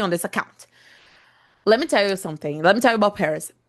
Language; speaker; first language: English; non-native, fluent; Portuguese